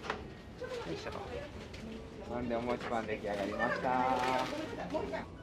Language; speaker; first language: Japanese; native; Japanese